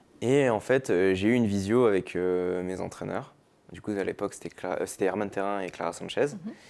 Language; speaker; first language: French; native; French